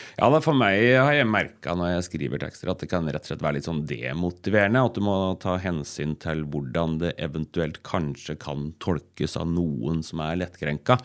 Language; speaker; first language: Norwegian; native; Norwegian